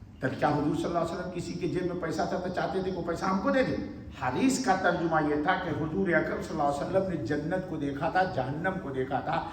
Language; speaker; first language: Urdu; native; Urdu